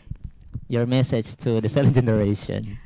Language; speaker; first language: English; non-native, learner; Indonesian